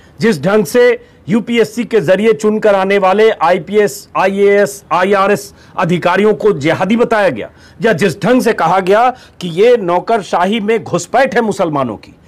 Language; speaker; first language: Hindi; native; Hindi